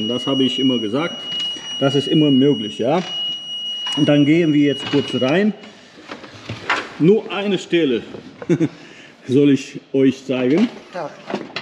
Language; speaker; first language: German; non-native, learner; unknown